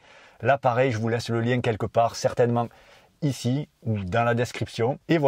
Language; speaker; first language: French; native; French